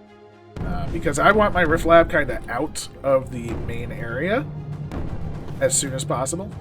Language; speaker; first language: English; native; English